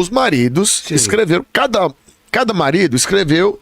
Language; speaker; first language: Portuguese; native; Portuguese